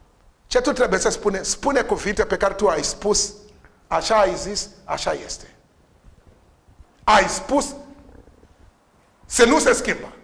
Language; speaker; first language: Romanian; non-native, learner; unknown